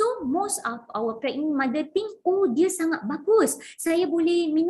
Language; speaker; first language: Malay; non-native, local second language; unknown